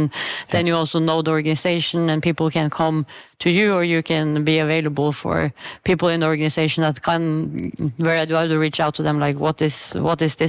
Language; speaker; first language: English; non-native, fluent; Norwegian